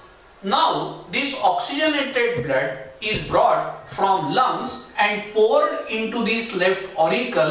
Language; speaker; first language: English; non-native, local second language; Marathi